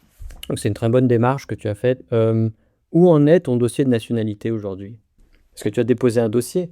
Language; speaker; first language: French; native; French